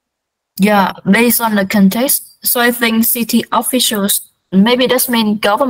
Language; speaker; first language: English; non-native, learner; Vietnamese